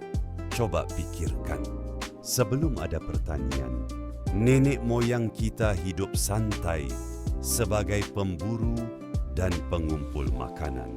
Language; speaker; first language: Indonesian; native; Indonesian